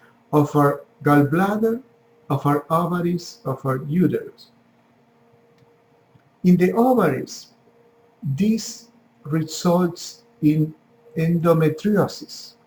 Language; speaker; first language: English; non-native, fluent; Spanish